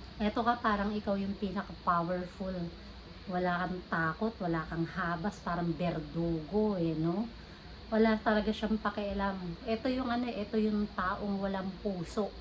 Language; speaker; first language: Filipino; native; Filipino